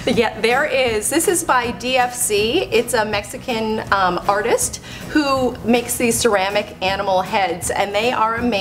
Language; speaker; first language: English; native; English